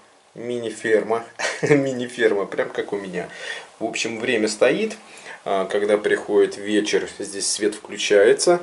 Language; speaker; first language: Russian; native; Russian